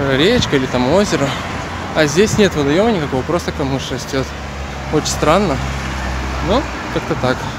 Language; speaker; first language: Russian; native; Russian